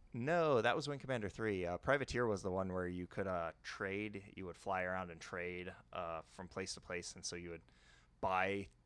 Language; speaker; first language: English; native; English